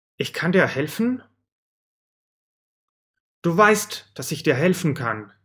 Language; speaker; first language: German; non-native, fluent; Russian